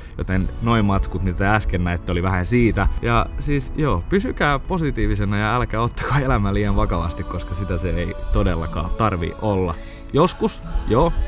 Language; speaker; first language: Finnish; non-native, local second language; Swedish